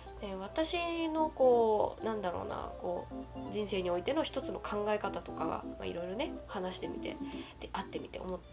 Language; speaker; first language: Japanese; native; Japanese